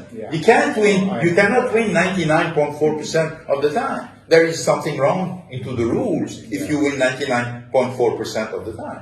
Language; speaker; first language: English; non-native, fluent; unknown